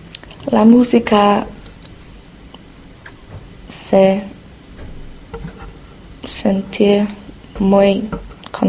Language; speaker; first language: Spanish; non-native, learner; English